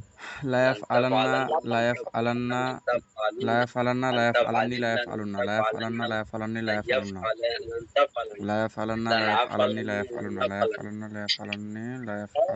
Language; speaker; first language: Arabic; non-native, learner; Bangla